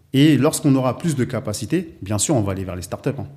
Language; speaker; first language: French; native; French